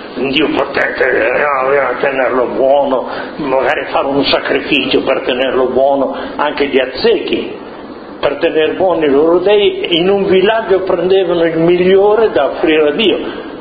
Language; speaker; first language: Italian; native; Italian